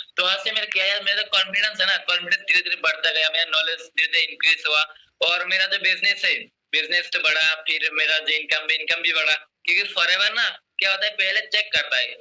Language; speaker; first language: Hindi; non-native, local second language; Assamese